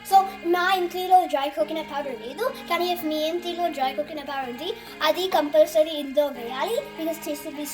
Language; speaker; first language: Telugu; early bilingual, heritage; Telugu